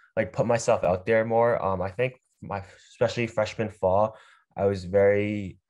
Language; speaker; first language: English; native; English